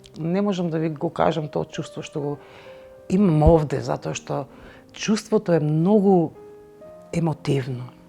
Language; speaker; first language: Macedonian; native; Macedonian